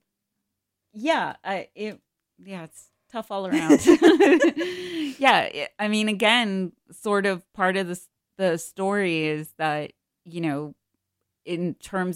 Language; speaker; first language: English; native; English